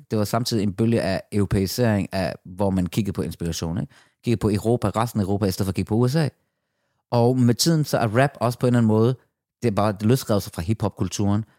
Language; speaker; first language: Danish; early bilingual, other home language; Persian